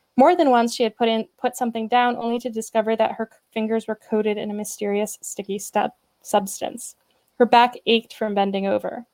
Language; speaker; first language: English; native; English